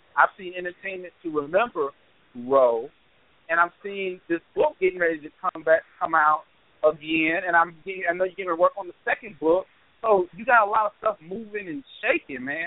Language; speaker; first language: English; native; English